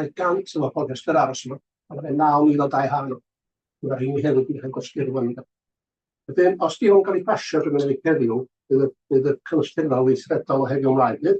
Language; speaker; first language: Welsh; native; Welsh